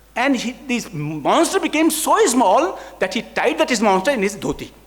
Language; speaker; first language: English; non-native, local second language; Hindi